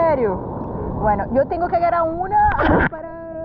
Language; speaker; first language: Spanish; non-native, fluent; Portuguese